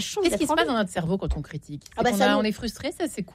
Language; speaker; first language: French; native; French